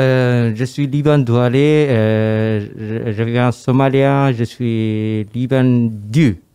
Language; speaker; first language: French; non-native, learner; Somali